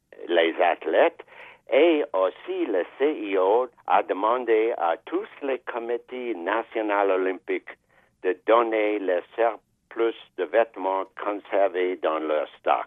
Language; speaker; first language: French; non-native, fluent; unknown